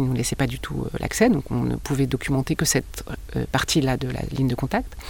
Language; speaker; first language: French; native; French